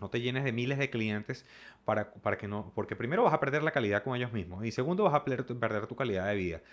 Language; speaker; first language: Spanish; native; Spanish